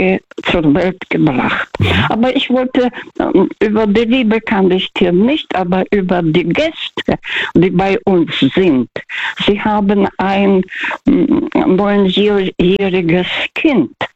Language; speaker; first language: German; non-native, fluent; Russian